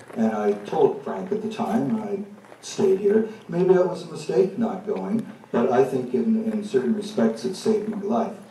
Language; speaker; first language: English; native; English